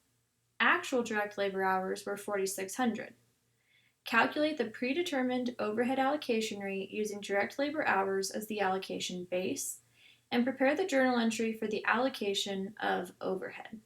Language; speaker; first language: English; native; English